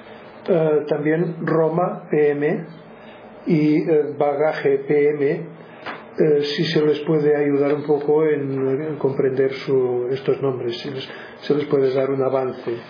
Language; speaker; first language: Spanish; native; Spanish